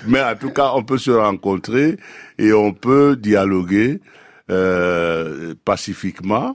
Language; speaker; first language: French; non-native, local second language; Duala